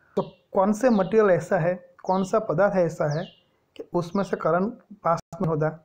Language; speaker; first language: Hindi; non-native, local second language; Gujarati